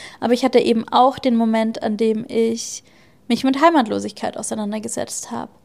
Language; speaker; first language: German; native; German